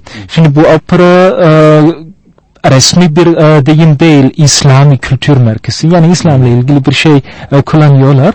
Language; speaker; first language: Turkish; non-native, fluent; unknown